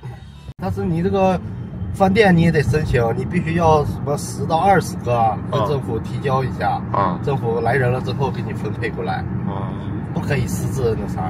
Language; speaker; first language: Chinese; native; Chinese